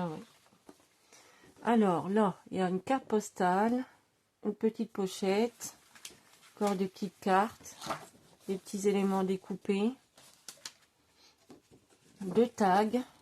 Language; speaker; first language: French; native; French